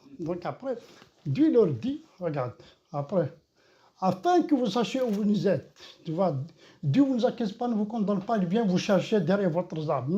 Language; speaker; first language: French; non-native, local second language; Kabyle